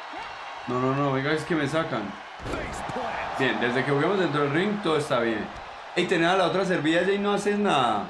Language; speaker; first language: Spanish; native; Spanish